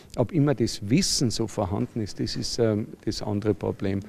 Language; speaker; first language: German; native; German